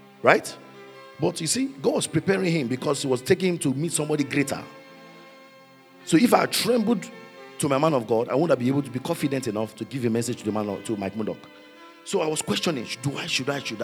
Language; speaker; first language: English; non-native, local second language; Yoruba